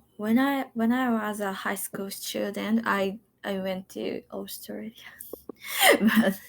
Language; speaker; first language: English; non-native, learner; Japanese